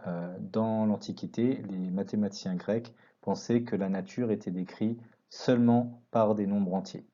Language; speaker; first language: French; native; French